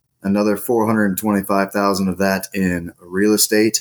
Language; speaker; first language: English; native; English